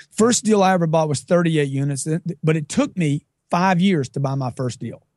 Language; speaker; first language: English; native; English